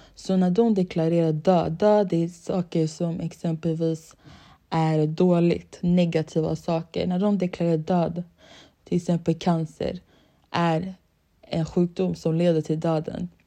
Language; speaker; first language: Swedish; early bilingual, other home language; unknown